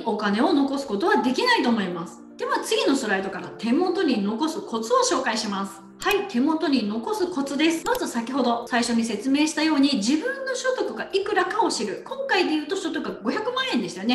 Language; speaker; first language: Japanese; native; Japanese